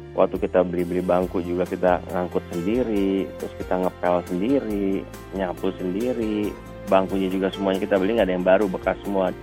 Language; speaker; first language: Indonesian; native; Indonesian